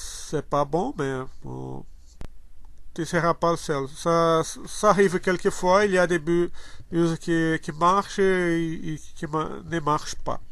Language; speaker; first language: French; non-native, learner; Portuguese